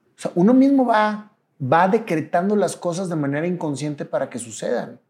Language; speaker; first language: Spanish; native; Spanish